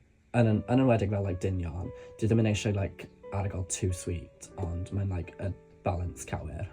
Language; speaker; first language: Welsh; non-native, local second language; English